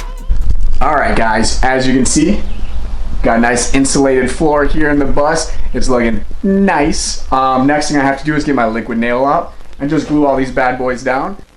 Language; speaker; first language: English; native; English